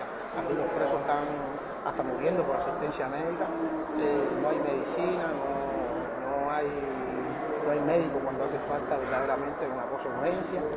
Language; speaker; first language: Spanish; native; Spanish